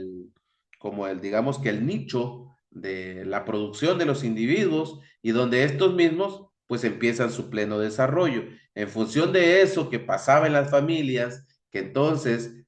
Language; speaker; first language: Spanish; native; Spanish